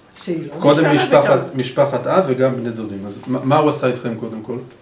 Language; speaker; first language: Hebrew; native; Hebrew